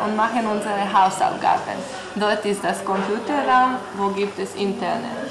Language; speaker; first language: German; non-native, learner; Serbian